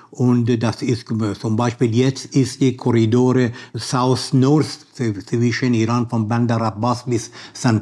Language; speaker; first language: German; non-native, learner; Persian